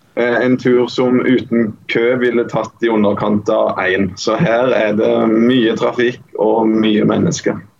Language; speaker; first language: Norwegian; native; Norwegian